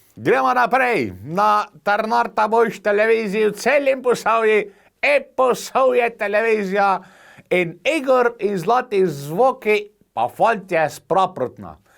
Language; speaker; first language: Slovenian; native; Slovenian